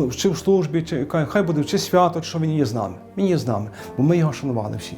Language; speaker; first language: Ukrainian; native; Ukrainian